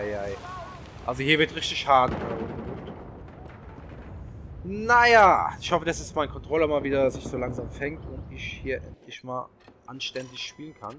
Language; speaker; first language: German; native; German